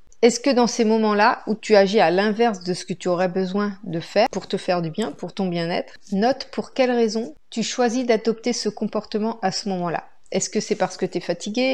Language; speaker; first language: French; native; French